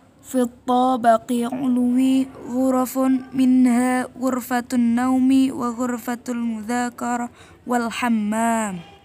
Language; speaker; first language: Arabic; non-native, learner; Indonesian